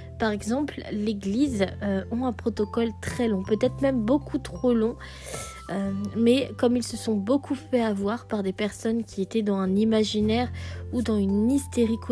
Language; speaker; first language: French; native; French